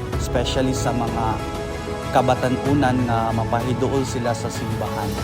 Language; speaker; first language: Cebuano; native; Cebuano